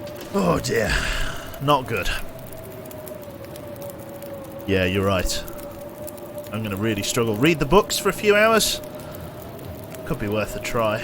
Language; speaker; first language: English; native; English